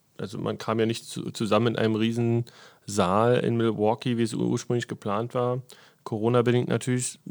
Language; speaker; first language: German; native; German